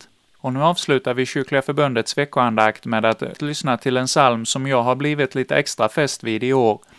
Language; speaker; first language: Swedish; native; Swedish